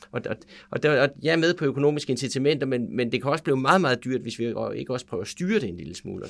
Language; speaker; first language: Danish; native; Danish